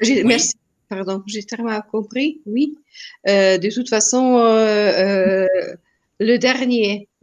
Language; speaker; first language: French; non-native, learner; Hungarian